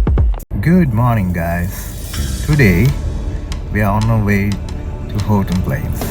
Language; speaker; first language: English; non-native, local second language; Sinhala